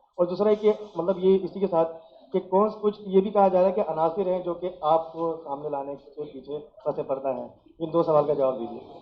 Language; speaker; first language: Urdu; native; Urdu